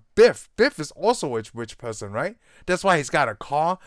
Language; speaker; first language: English; non-native, local second language; Cantonese